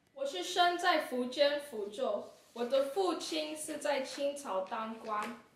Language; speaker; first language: Chinese; non-native, learner; English